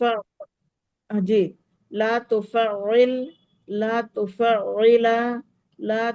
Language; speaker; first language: Arabic; non-native, learner; Urdu